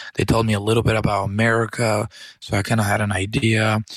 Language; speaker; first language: English; early bilingual, other home language; Romanian